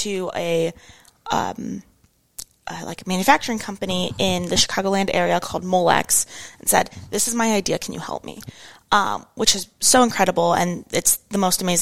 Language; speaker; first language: English; native; English